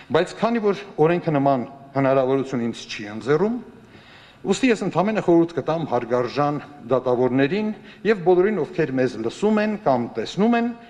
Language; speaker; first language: Armenian; native; Armenian